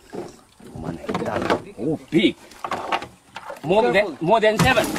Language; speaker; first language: English; non-native, learner; Indonesian